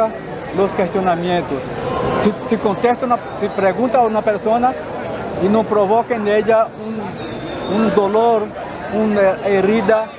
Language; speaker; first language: Spanish; non-native, fluent; Portuguese